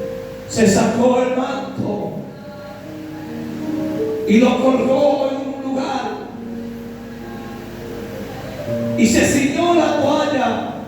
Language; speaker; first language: Spanish; native; Spanish